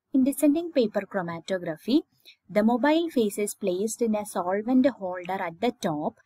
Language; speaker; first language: English; non-native, local second language; Malayalam